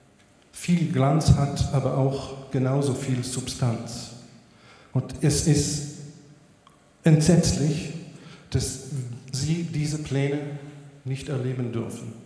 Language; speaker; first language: German; non-native, fluent; Hebrew